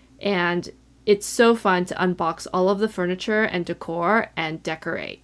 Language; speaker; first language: English; native; English